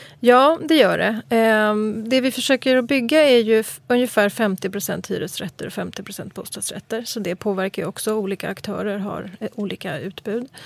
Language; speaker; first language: Swedish; native; Swedish